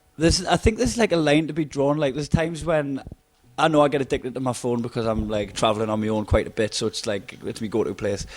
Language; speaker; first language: English; native; English